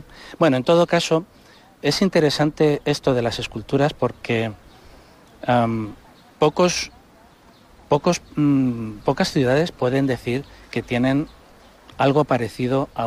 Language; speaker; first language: Spanish; native; Spanish